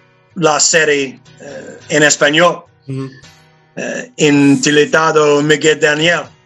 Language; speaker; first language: Spanish; non-native, learner; English